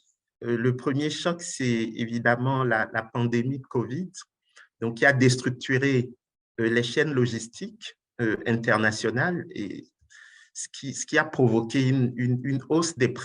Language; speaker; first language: French; non-native, local second language; Ewe